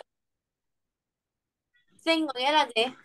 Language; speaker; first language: Vietnamese; native; Vietnamese